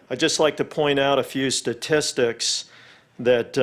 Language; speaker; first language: English; native; English